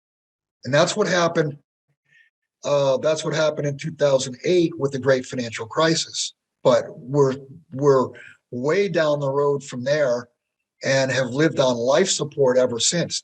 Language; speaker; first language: English; native; English